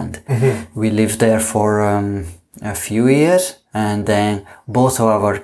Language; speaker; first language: English; non-native, fluent; Italian